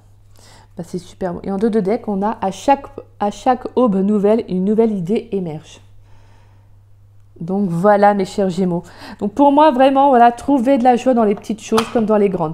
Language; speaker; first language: French; native; French